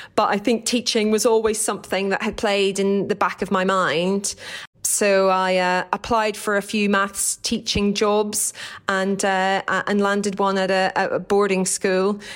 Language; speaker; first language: English; native; English